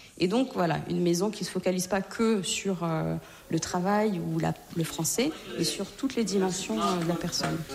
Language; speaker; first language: French; native; French